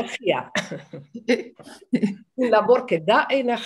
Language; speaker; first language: Spanish; non-native, fluent; Dutch